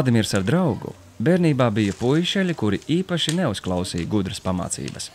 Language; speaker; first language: Latvian; native; Latvian